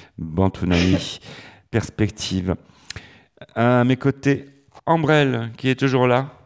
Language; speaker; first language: French; native; French